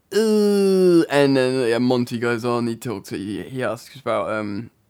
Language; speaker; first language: English; native; English